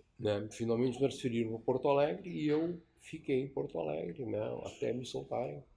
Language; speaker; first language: Portuguese; early bilingual, other home language; Chinese